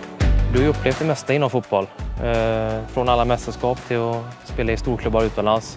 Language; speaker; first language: Swedish; native; Swedish